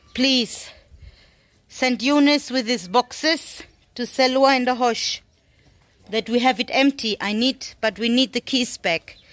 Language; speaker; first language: English; non-native, learner; German